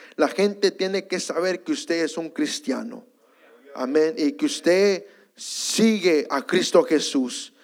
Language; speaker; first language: Spanish; early bilingual, heritage; Spanish